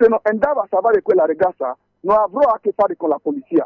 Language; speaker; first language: Italian; non-native, fluent; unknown